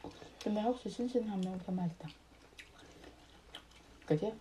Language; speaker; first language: Korean; non-native, learner; Vietnamese